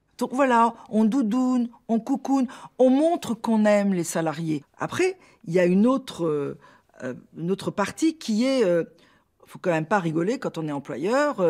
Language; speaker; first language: French; native; French